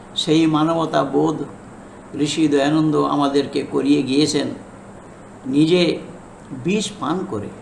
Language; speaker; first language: Bangla; non-native, fluent; Hindi